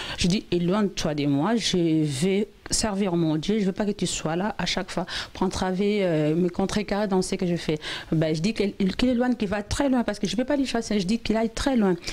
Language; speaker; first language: French; non-native, local second language; Lingala